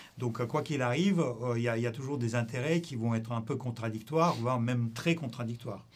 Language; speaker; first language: French; non-native, fluent; Russian